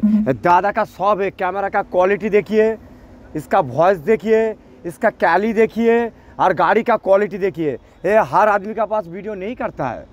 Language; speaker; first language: Hindi; non-native, local second language; Bangla